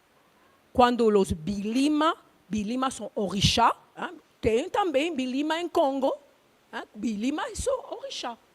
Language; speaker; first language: Portuguese; non-native, learner; Luba-Lulua